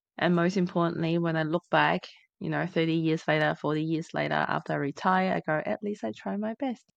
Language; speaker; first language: English; non-native, fluent; Chinese